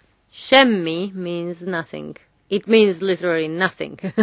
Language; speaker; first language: English; non-native, fluent; Hungarian